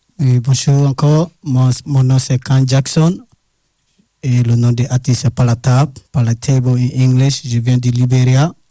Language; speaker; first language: French; non-native, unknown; English